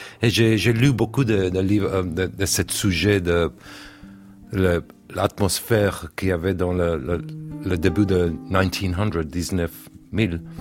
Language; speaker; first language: French; non-native, learner; English